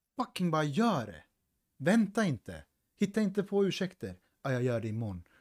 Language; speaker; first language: Swedish; native; Swedish